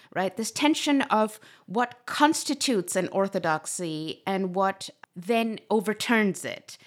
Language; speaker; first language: English; non-native, local second language; Urdu